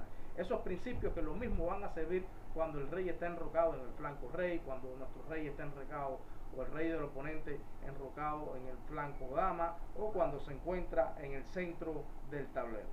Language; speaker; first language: Spanish; native; Spanish